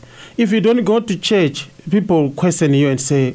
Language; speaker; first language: English; non-native, local second language; Shona